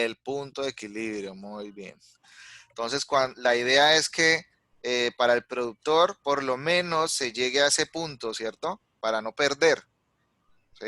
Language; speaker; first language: Spanish; native; Spanish